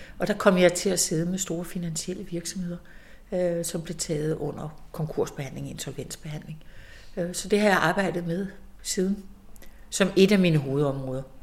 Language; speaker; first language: Danish; native; Danish